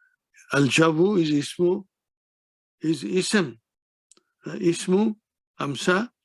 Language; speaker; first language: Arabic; non-native, fluent; Urdu